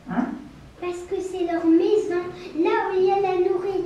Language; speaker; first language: French; non-native, local second language; Arabic